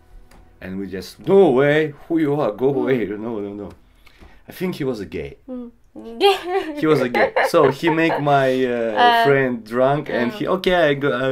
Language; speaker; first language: English; non-native, learner; Russian